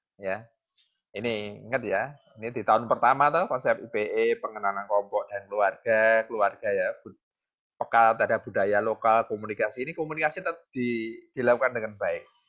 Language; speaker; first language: Indonesian; non-native, local second language; Javanese